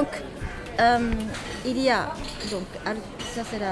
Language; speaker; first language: French; non-native, learner; Japanese